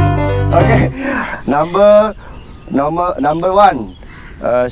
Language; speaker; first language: English; non-native, fluent; Indonesian